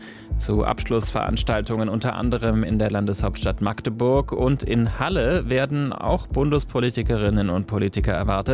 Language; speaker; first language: German; native; German